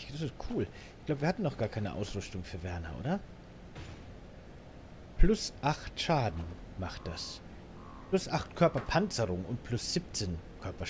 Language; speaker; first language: German; native; German